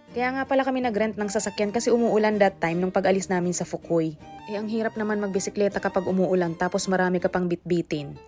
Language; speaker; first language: Filipino; native; Filipino